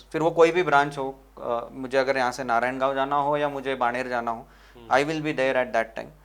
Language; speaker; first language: Hindi; non-native, local second language; Marwari